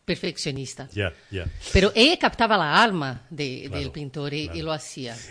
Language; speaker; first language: Spanish; non-native, learner; Portuguese